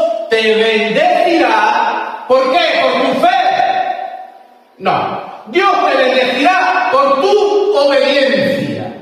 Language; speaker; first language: Spanish; native; Spanish